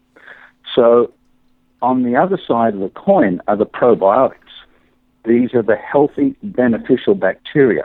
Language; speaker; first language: English; native; English